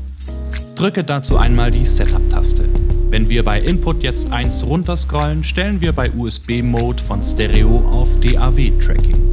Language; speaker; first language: German; native; German